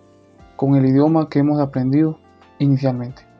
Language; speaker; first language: Spanish; non-native, local second language; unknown